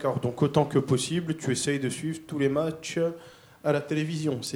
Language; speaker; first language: French; native; French